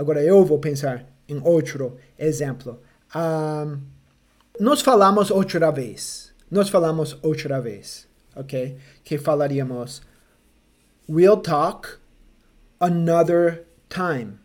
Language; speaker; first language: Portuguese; non-native, fluent; English